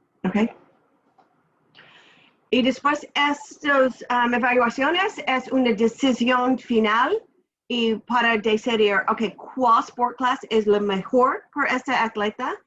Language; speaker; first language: Spanish; non-native, learner; English